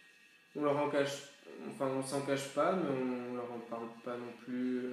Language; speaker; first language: French; native; French